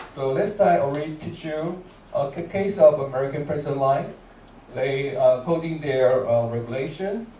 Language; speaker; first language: English; non-native, learner; Chinese